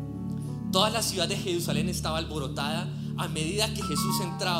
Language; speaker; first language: Spanish; native; Spanish